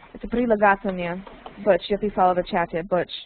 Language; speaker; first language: Russian; non-native, learner; English